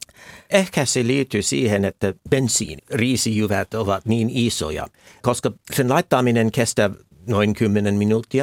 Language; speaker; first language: Finnish; non-native, fluent; English